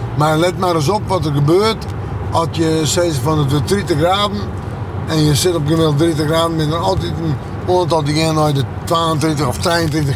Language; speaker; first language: Dutch; non-native, local second language; Western Frisian